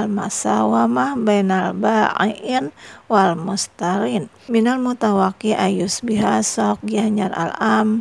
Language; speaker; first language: Arabic; non-native, fluent; Indonesian